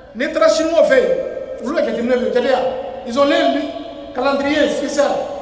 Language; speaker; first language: French; non-native, local second language; Bambara